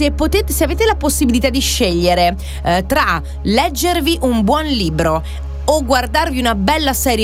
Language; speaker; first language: Italian; non-native, local second language; Sicilian